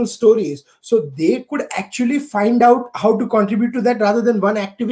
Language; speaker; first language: English; non-native, local second language; Gujarati